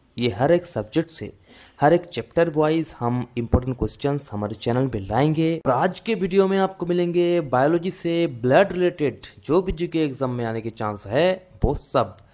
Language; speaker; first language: Hindi; non-native, local second language; Bangla